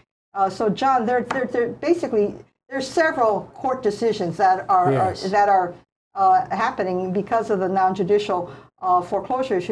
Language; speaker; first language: English; native; English